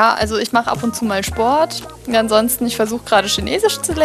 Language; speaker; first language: German; native; German